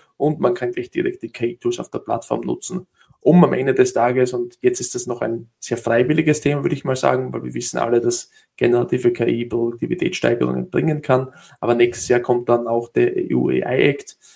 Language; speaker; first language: German; native; German